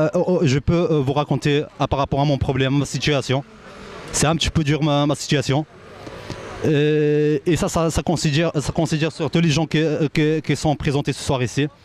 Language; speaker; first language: French; non-native, fluent; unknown